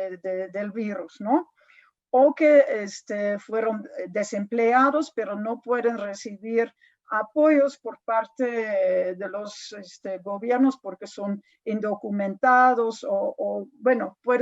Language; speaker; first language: Spanish; non-native, fluent; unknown